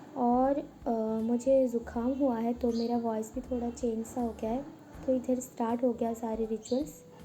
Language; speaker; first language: Hindi; non-native, local second language; Bangla